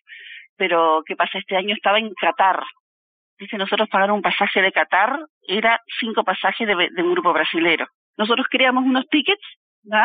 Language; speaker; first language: Spanish; native; Spanish